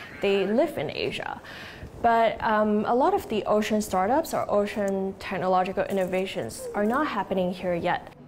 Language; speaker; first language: English; non-native, local second language; Cantonese